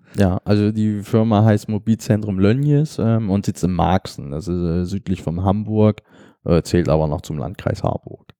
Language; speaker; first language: German; native; German